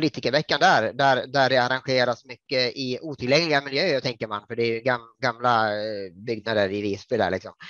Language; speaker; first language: Swedish; native; Swedish